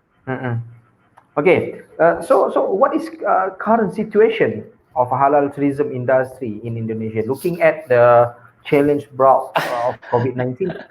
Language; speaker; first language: English; non-native, local second language; Malay